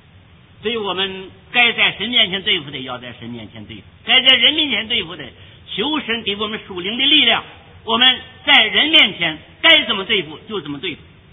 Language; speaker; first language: Chinese; native; Chinese